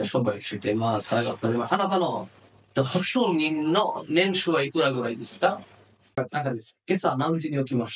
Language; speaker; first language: Japanese; non-native, fluent; Bangla